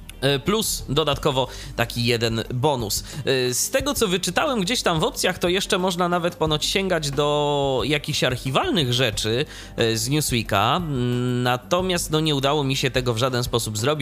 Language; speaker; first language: Polish; native; Polish